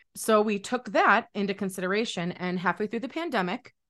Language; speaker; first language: English; native; English